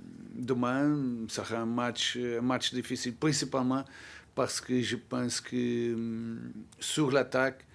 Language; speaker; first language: French; non-native, fluent; Portuguese